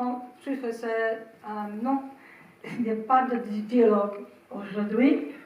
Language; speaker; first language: French; non-native, learner; English